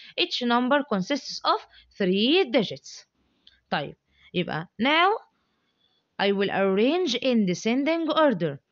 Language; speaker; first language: English; non-native, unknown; Arabic